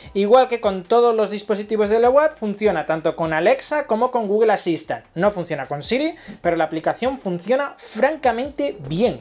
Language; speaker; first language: Spanish; native; Spanish